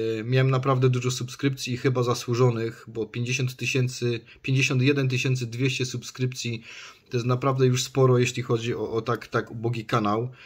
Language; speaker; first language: Polish; native; Polish